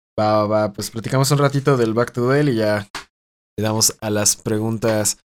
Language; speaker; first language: Spanish; native; Spanish